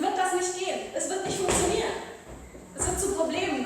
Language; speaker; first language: German; native; German